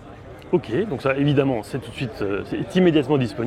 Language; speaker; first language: French; native; French